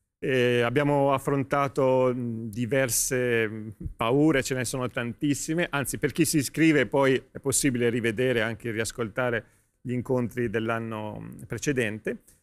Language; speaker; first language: Italian; native; Italian